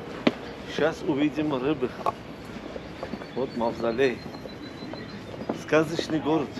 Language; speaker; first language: Russian; non-native, local second language; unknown